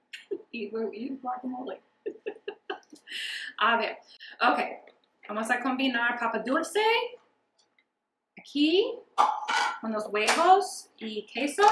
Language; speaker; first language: Spanish; non-native, learner; English